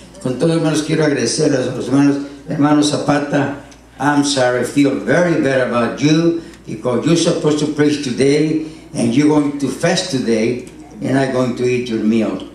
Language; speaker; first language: English; non-native, fluent; Spanish